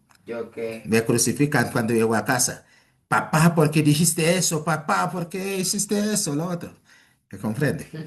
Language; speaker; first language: Spanish; non-native, fluent; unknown